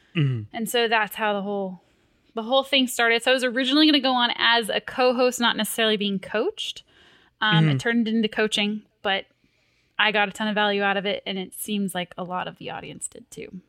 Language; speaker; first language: English; native; English